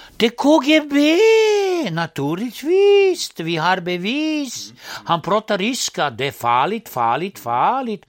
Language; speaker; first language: Swedish; non-native, fluent; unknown